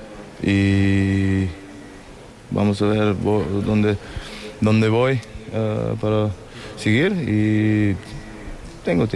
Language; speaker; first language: Spanish; non-native, fluent; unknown